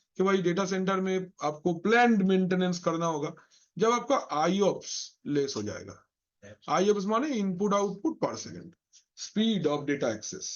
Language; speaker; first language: Hindi; non-native, local second language; Bangla